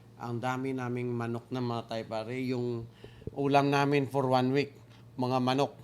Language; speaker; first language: Filipino; non-native, local second language; Hiligaynon